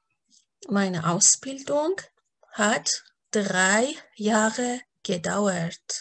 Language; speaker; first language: German; non-native, fluent; Persian